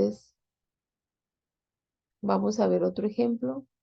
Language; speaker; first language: Spanish; native; Spanish